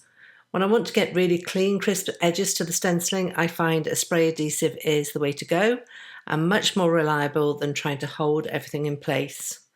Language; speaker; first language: English; native; English